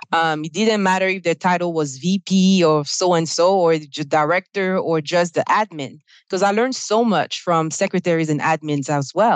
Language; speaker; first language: English; non-native, fluent; French